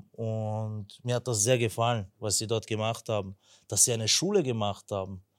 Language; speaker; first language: German; non-native, local second language; Turkish